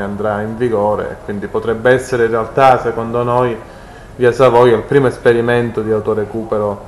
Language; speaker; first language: Italian; native; Italian